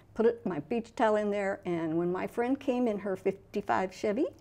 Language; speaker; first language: English; native; English